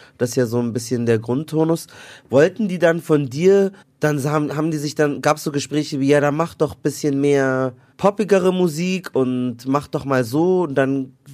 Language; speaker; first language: German; native; German